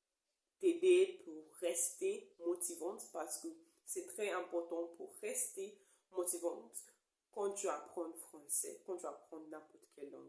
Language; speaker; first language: French; non-native, learner; English